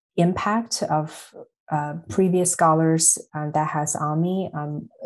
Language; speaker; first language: English; non-native, fluent; Chinese